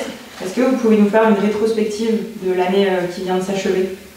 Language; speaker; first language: French; native; French